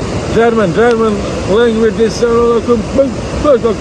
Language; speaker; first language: English; non-native, learner; Bosnian